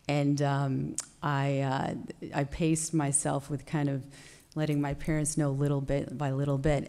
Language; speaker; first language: English; native; English